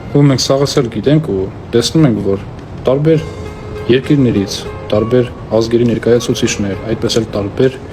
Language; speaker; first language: Armenian; non-native, local second language; Kurdish